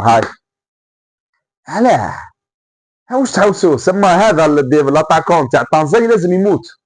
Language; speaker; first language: Arabic; native; Arabic